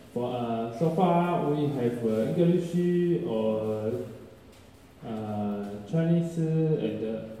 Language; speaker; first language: English; non-native, learner; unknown